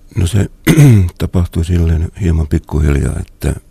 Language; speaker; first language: Finnish; native; Finnish